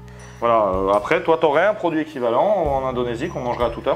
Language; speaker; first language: French; native; French